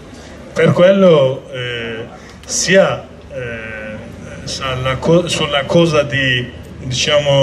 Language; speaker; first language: Italian; non-native, learner; Kurdish